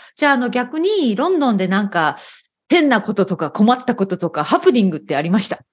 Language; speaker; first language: Japanese; native; Japanese